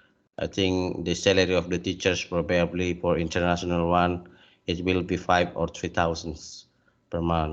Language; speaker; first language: English; non-native, learner; Indonesian